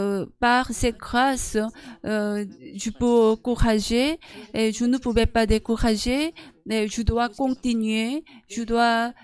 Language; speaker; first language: French; non-native, learner; Korean